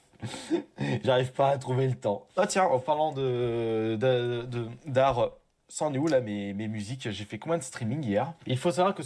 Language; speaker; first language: French; native; French